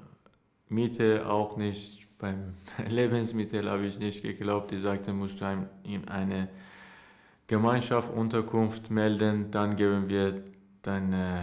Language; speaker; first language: German; non-native, learner; Persian